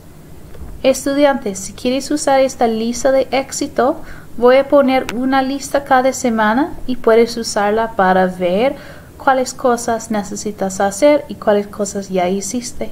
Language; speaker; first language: Spanish; non-native, fluent; English